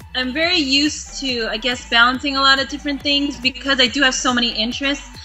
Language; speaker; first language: English; native; English